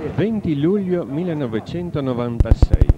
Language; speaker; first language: Italian; native; Italian